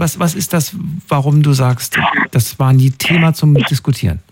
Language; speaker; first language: German; native; German